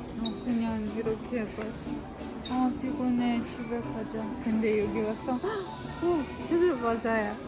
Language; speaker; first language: Korean; non-native, learner; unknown